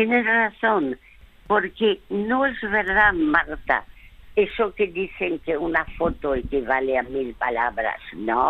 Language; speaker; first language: Spanish; early bilingual, other home language; French